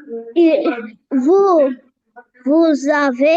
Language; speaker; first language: French; non-native, learner; Arabic